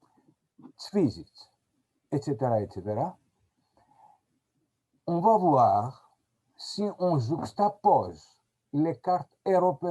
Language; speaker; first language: French; non-native, fluent; Greek